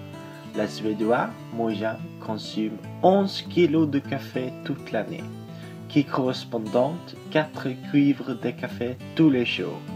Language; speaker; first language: French; non-native, learner; Swedish